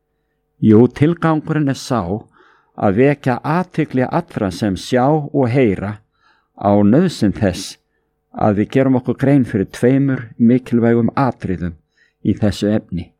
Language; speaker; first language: Icelandic; native; Icelandic